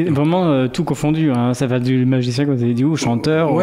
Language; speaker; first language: French; native; French